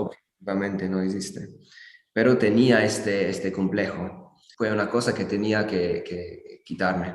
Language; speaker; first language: Spanish; non-native, learner; English